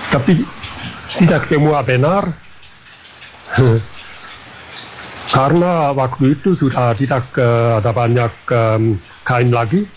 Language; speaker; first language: Indonesian; non-native, fluent; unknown